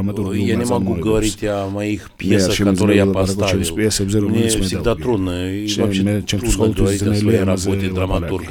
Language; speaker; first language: Russian; non-native, fluent; Romanian